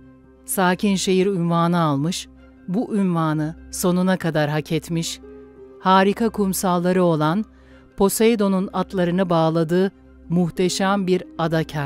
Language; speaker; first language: Turkish; native; Turkish